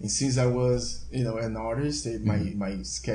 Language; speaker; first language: English; non-native, fluent; Portuguese